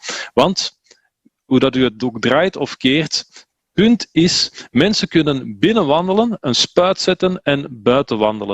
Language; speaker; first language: Dutch; native; Dutch